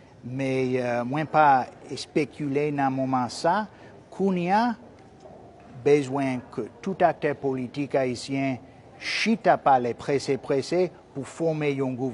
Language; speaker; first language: Haitian Creole; non-native, fluent; English